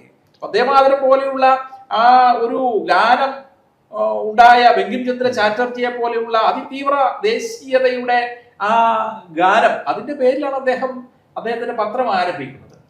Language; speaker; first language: Malayalam; native; Malayalam